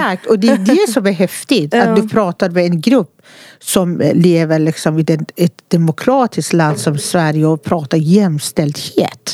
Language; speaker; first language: Swedish; non-native, fluent; Persian